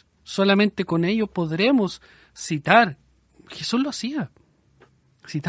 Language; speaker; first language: Spanish; native; Spanish